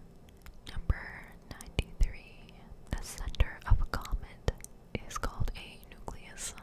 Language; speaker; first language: English; native; English